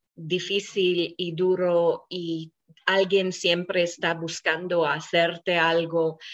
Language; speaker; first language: Spanish; non-native, fluent; Hebrew